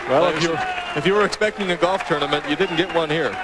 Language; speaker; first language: English; native; English